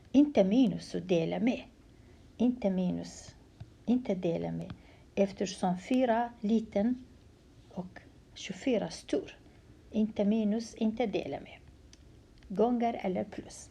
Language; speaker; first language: Swedish; non-native, fluent; Central Kurdish